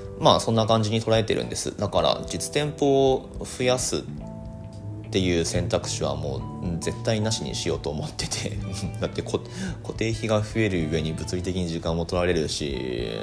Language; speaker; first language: Japanese; native; Japanese